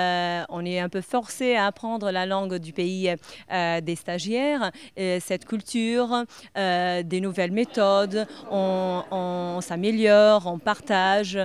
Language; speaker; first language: French; non-native, fluent; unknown